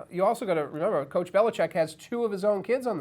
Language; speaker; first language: English; native; English